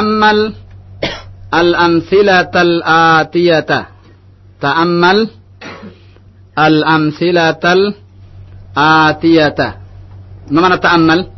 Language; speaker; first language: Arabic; non-native, fluent; Indonesian